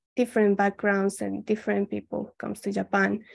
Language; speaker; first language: English; non-native, fluent; Spanish